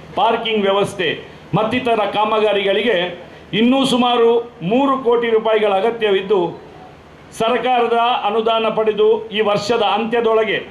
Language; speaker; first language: Kannada; non-native, local second language; Konkani